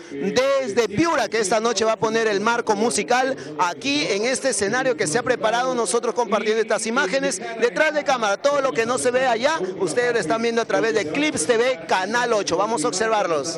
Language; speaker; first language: Spanish; native; Spanish